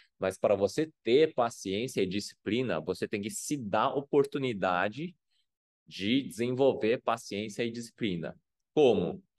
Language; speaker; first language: Portuguese; non-native, fluent; Chinese